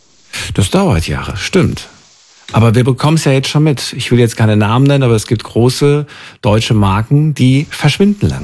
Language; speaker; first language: German; native; German